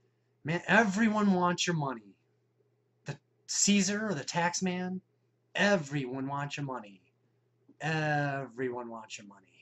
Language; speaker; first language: English; native; English